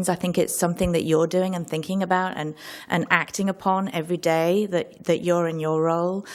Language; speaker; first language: English; native; English